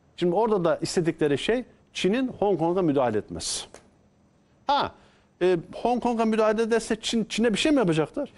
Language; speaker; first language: Turkish; native; Turkish